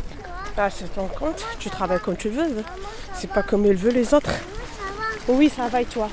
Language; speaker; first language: French; non-native, learner; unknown